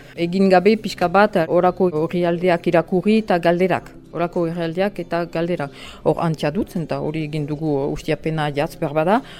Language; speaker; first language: Basque; non-native, local second language; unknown